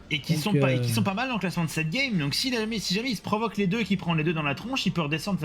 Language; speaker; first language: French; native; French